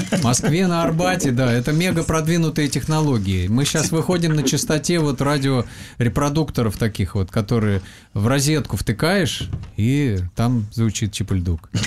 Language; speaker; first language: Russian; native; Russian